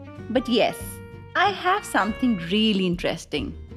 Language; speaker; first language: English; non-native, local second language; Punjabi